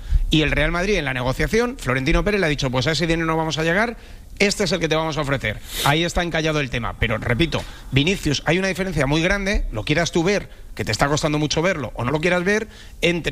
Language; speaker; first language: Spanish; native; Spanish